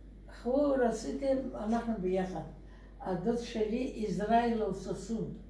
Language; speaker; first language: Hebrew; non-native, learner; Russian